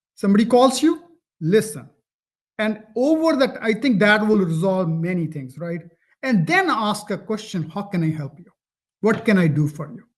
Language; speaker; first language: English; non-native, local second language; Punjabi